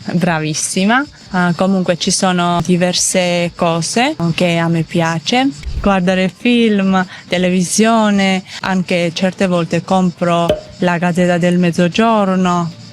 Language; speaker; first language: Italian; non-native, fluent; Georgian